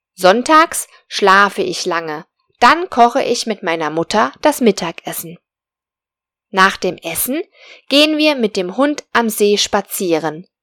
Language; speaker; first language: German; non-native, fluent; Spanish